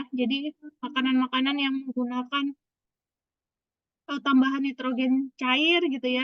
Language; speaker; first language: Indonesian; native; Indonesian